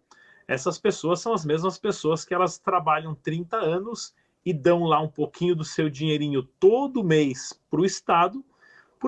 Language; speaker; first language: Portuguese; native; Portuguese